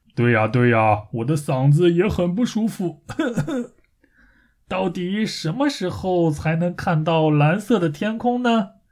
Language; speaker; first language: Chinese; native; Chinese